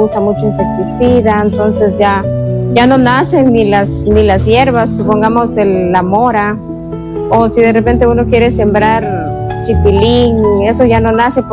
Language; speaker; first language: Spanish; native; Spanish